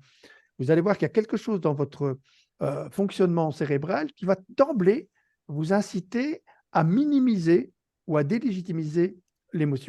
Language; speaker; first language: French; native; French